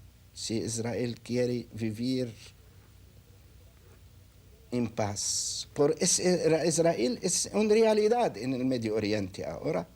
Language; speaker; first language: Spanish; non-native, fluent; Arabic